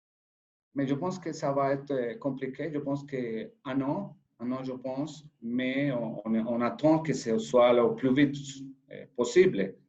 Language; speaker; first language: French; non-native, fluent; Spanish